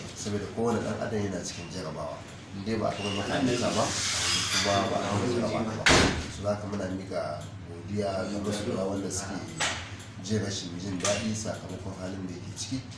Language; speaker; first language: Hausa; native; Hausa